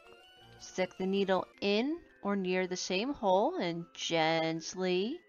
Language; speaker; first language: English; native; English